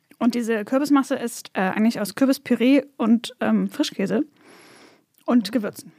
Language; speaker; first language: German; native; German